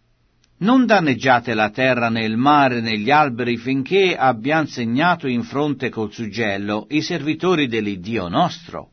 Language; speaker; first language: Italian; native; Italian